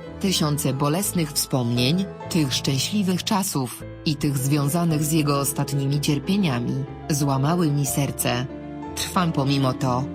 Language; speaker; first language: Polish; native; Polish